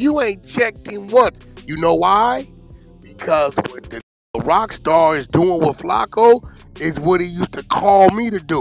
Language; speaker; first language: English; native; English